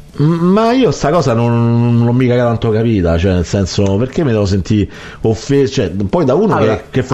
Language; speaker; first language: Italian; native; Italian